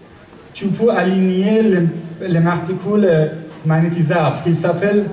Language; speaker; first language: French; non-native, learner; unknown